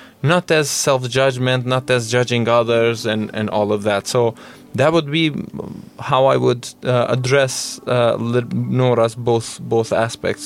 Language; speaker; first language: English; non-native, fluent; Albanian